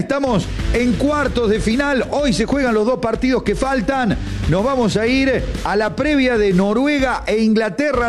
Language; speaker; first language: Spanish; native; Spanish